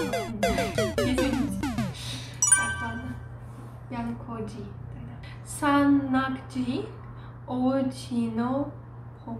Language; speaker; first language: Russian; native; Russian